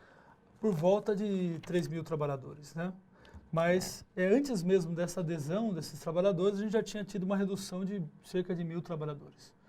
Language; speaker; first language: Portuguese; native; Portuguese